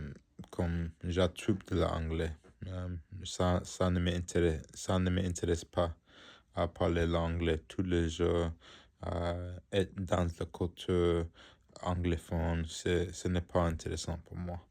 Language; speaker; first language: French; non-native, learner; English